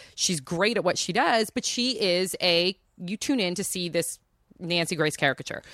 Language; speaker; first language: English; native; English